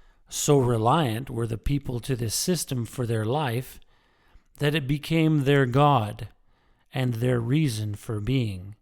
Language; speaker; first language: English; native; English